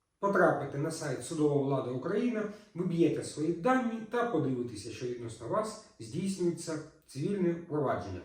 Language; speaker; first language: Ukrainian; native; Ukrainian